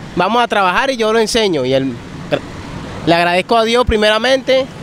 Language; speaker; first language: Spanish; native; Spanish